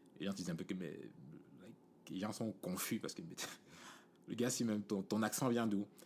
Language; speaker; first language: French; native; French